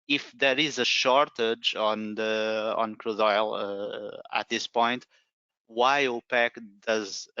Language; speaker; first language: English; non-native, fluent; Portuguese